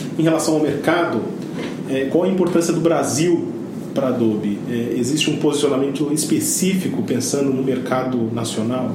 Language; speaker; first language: Portuguese; native; Portuguese